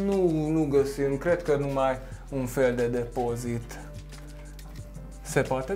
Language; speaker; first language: Romanian; non-native, local second language; Hungarian